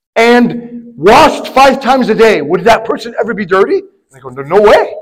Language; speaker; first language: English; native; English